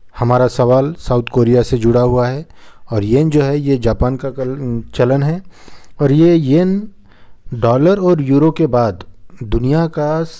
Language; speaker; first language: Hindi; non-native, local second language; Marathi